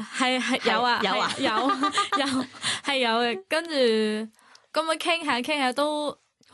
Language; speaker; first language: Cantonese; non-native, fluent; Thai